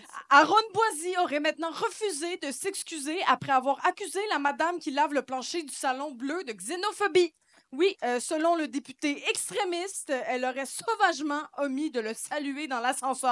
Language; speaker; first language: French; native; French